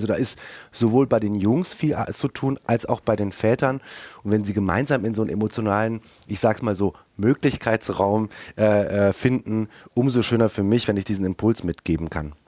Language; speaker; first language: German; early bilingual, other home language; Turkish